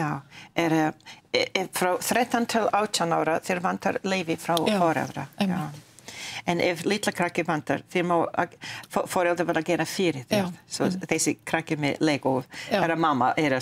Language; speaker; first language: Icelandic; non-native, learner; English